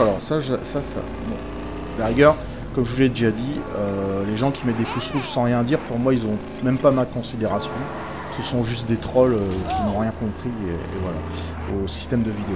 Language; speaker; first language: French; native; French